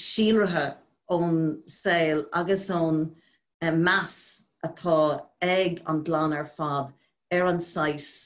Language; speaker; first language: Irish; non-native, local second language; English